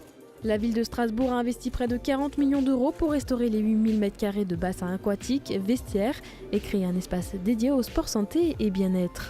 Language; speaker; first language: French; native; French